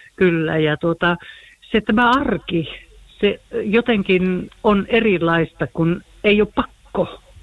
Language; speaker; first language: Finnish; native; Finnish